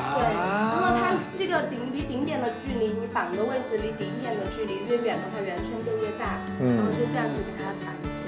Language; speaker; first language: Chinese; native; Chinese